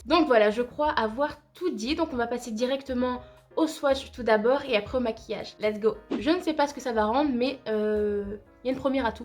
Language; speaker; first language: French; native; French